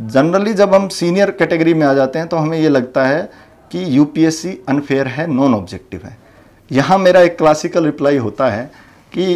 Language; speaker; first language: Hindi; native; Hindi